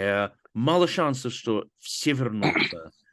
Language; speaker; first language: Russian; non-native, fluent; English